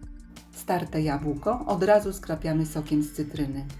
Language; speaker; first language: Polish; native; Polish